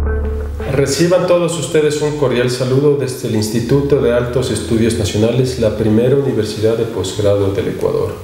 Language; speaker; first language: Spanish; native; Spanish